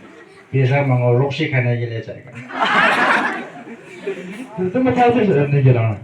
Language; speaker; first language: Hindi; non-native, local second language; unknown